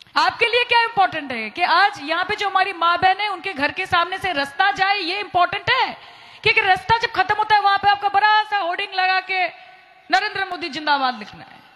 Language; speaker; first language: Hindi; non-native, local second language; Bangla